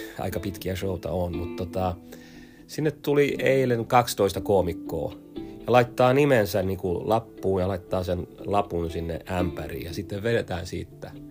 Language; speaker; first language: Finnish; early bilingual, heritage; Swedish